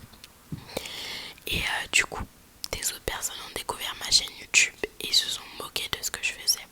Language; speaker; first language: French; native; French